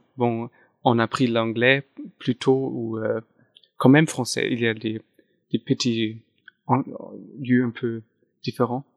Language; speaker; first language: French; non-native, fluent; German